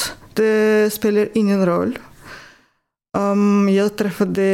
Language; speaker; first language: Swedish; non-native, fluent; Russian